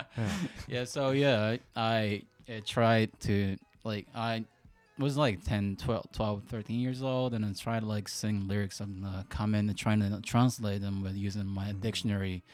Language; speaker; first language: English; non-native, fluent; Japanese